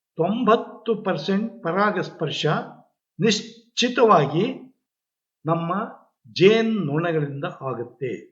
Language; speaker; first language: Kannada; native; Kannada